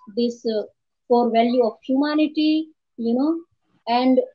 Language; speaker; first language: English; non-native, local second language; Hindi